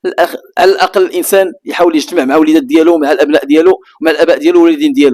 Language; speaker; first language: Arabic; native; Arabic